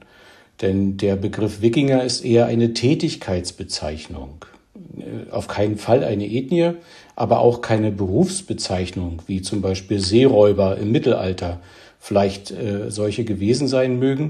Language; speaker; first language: German; native; German